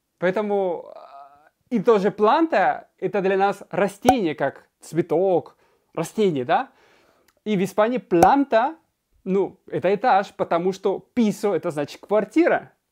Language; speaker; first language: Russian; non-native, fluent; Spanish